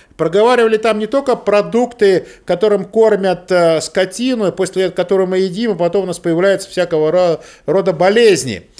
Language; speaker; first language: Russian; native; Russian